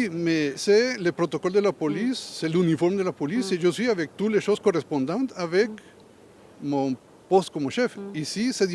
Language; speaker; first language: French; non-native, learner; Spanish